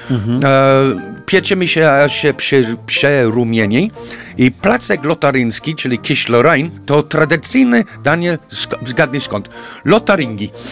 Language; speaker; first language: Polish; non-native, fluent; English